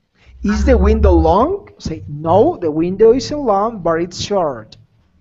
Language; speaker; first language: English; non-native, fluent; Spanish